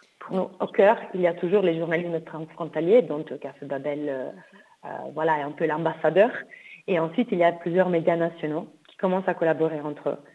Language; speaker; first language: French; non-native, fluent; Italian